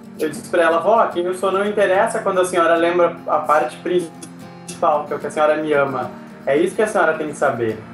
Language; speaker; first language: Portuguese; native; Portuguese